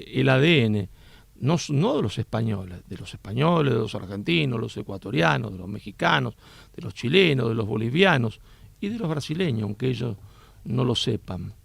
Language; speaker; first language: Spanish; native; Spanish